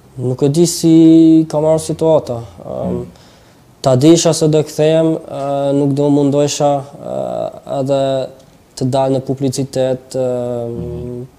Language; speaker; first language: Albanian; early bilingual, heritage; Albanian